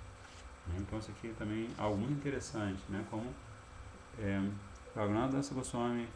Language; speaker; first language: Portuguese; native; Portuguese